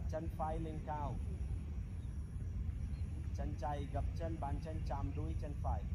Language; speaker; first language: Vietnamese; non-native, learner; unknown